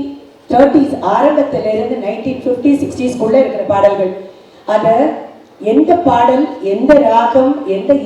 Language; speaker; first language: Tamil; native; Tamil